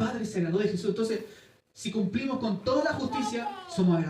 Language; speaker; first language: Spanish; native; Spanish